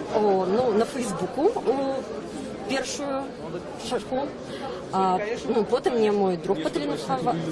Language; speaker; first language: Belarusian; non-native, local second language; Russian